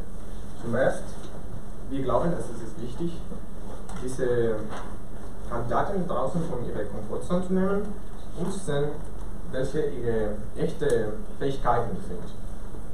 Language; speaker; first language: German; non-native, learner; Spanish